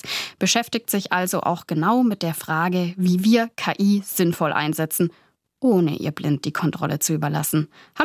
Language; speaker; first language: German; native; German